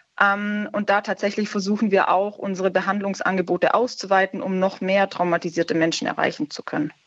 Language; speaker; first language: German; native; German